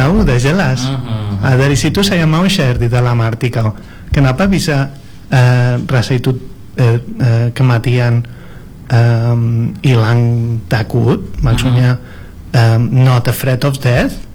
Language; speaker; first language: Indonesian; non-native, learner; Spanish